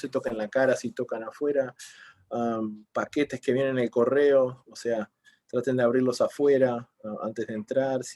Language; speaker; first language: Spanish; early bilingual, other home language; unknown